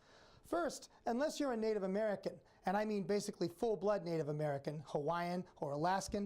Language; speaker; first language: English; native; English